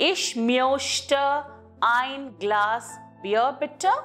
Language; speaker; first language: German; non-native, fluent; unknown